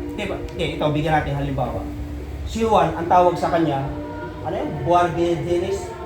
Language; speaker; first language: Filipino; native; Filipino